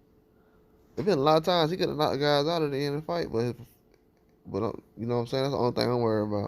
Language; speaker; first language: English; native; English